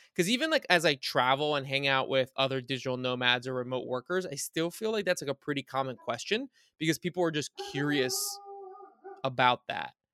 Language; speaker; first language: English; early bilingual, other home language; Bulgarian